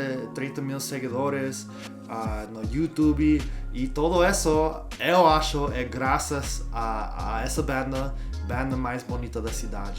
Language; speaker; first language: Portuguese; non-native, learner; English